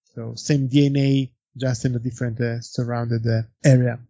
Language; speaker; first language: English; non-native, fluent; Italian